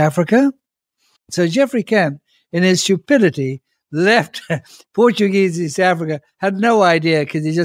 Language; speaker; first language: English; native; English